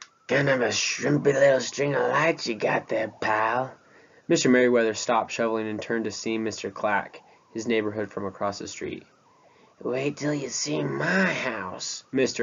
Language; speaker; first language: English; native; English